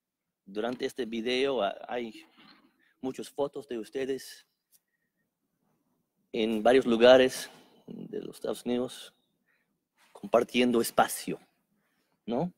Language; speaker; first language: Spanish; non-native, fluent; English